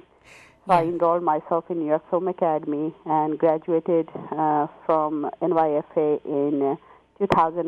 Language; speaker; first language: English; non-native, local second language; Hindi